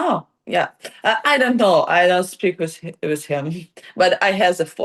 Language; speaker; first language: English; non-native, learner; Ukrainian